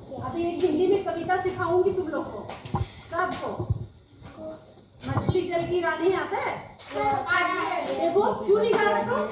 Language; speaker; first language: Hindi; native; Hindi